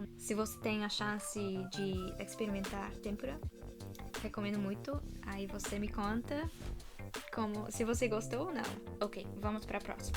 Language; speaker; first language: Portuguese; non-native, fluent; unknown